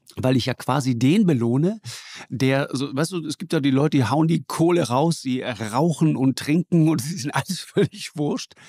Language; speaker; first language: German; native; German